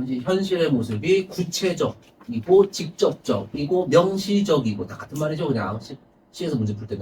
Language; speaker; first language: Korean; native; Korean